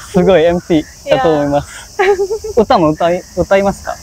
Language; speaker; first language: Japanese; non-native, fluent; Indonesian